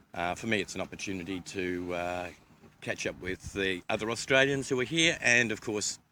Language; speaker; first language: English; native; English